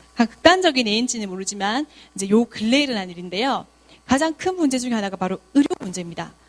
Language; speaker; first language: Korean; native; Korean